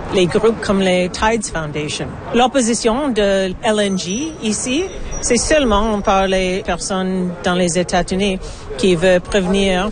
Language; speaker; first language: French; non-native, learner; English